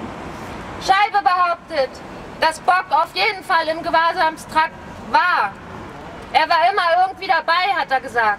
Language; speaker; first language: German; native; German